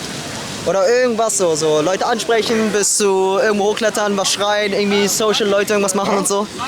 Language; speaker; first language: German; native; German